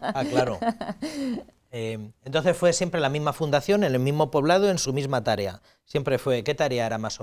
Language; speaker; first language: Spanish; native; Spanish